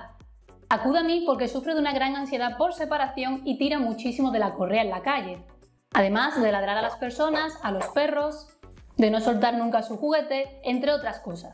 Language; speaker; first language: Spanish; native; Spanish